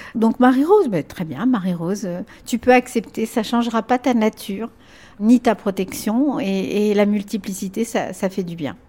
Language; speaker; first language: French; early bilingual, other home language; Spanish